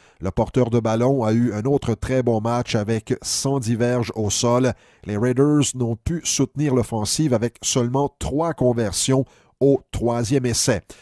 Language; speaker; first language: French; native; French